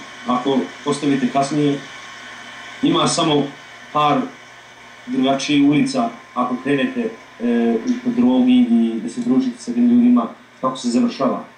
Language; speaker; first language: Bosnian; early bilingual, heritage; English